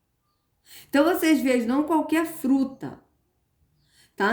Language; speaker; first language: Portuguese; native; Portuguese